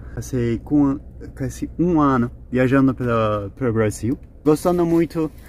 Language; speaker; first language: Portuguese; non-native, learner; Turkish